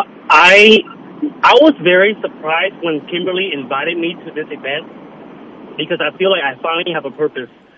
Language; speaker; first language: English; early bilingual, other home language; Vietnamese